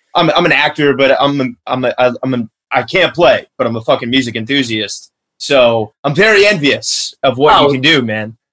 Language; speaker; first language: English; native; English